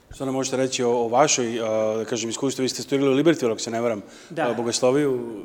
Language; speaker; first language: Serbian; early bilingual, heritage; Serbian